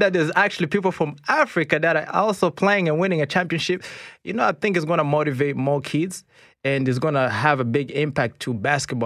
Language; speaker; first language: English; non-native, local second language; Kinyarwanda